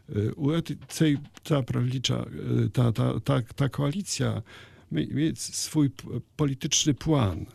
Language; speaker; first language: Ukrainian; non-native, learner; Polish